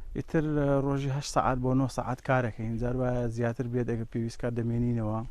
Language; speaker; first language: Central Kurdish; native; Central Kurdish